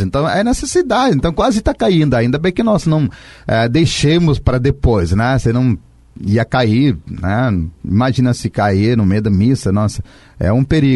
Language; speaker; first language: Portuguese; non-native, fluent; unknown